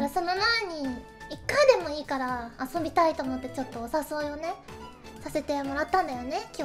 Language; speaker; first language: Japanese; native; Japanese